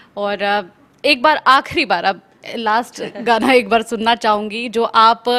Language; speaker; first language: Hindi; native; Hindi